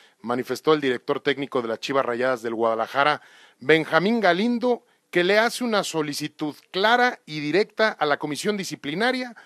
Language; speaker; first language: Spanish; native; Spanish